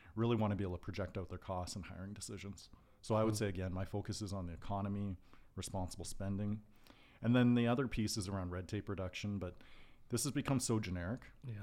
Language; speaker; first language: English; native; English